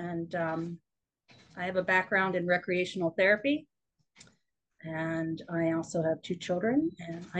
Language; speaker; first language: English; native; English